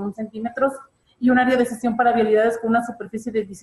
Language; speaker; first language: Spanish; native; Spanish